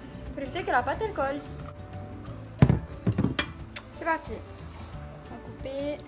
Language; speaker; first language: French; native; French